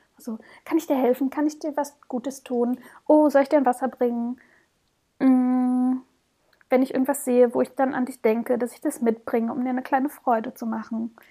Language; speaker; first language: German; early bilingual, heritage; German